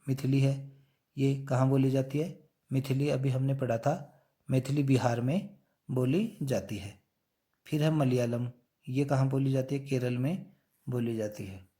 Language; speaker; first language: Hindi; native; Hindi